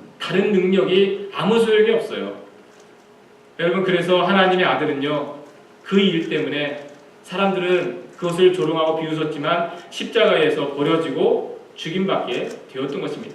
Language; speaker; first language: Korean; native; Korean